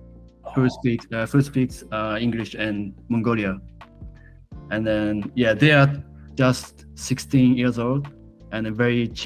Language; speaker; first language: English; non-native, learner; Japanese